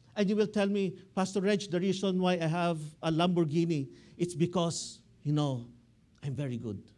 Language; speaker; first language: English; non-native, local second language; Filipino